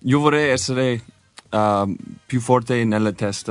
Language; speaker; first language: Italian; non-native, learner; English